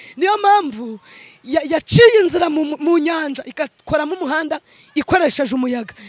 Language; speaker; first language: Kinyarwanda; early bilingual, other home language; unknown